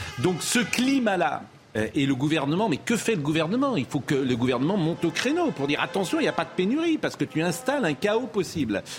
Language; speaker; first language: French; native; French